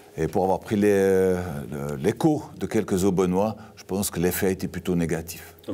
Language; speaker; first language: French; native; French